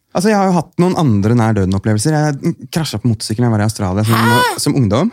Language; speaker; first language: Norwegian; native; Norwegian